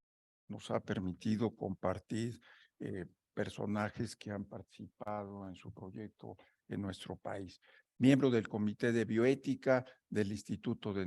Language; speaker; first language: Spanish; native; Spanish